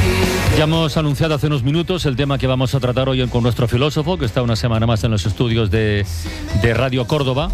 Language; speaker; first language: Spanish; native; Spanish